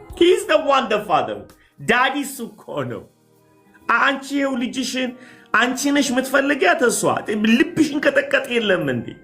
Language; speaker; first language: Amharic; non-native, fluent; Somali